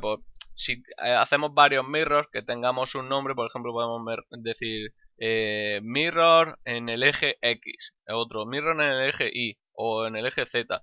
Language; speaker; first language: Spanish; native; Spanish